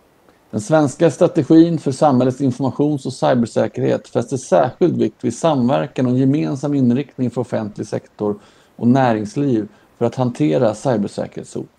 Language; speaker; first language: Swedish; native; Swedish